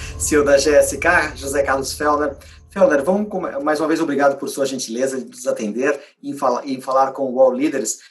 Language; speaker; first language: Portuguese; native; Portuguese